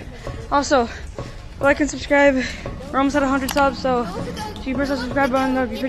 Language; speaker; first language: English; native; English